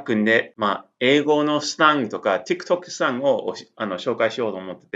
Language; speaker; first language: Japanese; non-native, learner; English